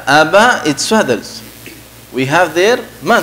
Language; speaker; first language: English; non-native, fluent; Arabic